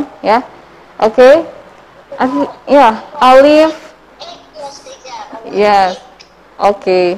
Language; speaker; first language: English; non-native, learner; Indonesian